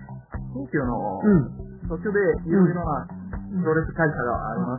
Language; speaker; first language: Japanese; non-native, learner; Italian